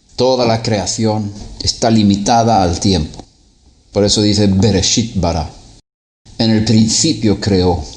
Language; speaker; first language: Spanish; non-native, fluent; Swedish